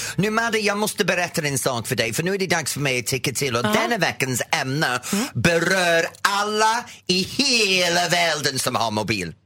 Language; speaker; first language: Swedish; non-native, fluent; English